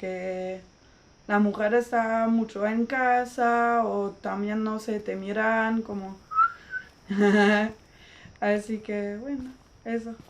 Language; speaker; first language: Spanish; non-native, fluent; French